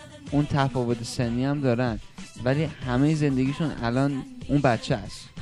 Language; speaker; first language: Persian; native; Persian